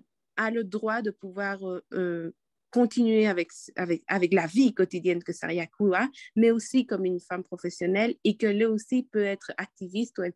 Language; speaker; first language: French; non-native, fluent; Quechua